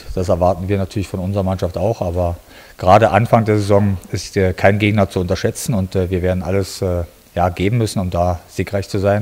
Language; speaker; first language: German; native; German